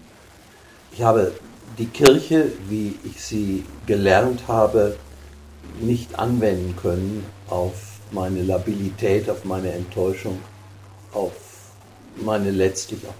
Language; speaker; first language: German; native; German